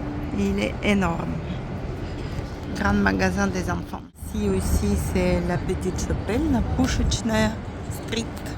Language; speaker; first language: French; non-native, fluent; Russian